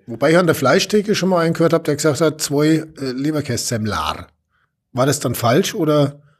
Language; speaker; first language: German; native; German